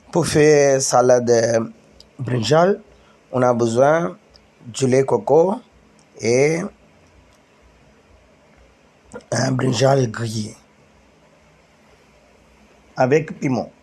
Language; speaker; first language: French; non-native, learner; Tamil